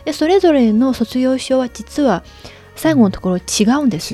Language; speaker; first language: Japanese; non-native, fluent; Chinese